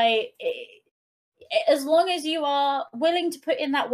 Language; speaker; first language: English; non-native, local second language; Welsh